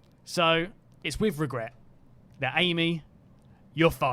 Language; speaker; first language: English; native; English